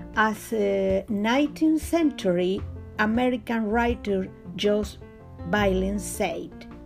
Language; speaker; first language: English; non-native, learner; Spanish